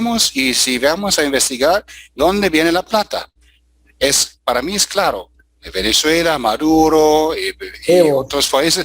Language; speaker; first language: Spanish; non-native, fluent; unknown